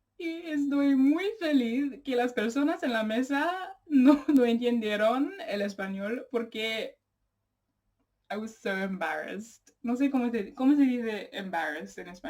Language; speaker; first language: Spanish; non-native, learner; English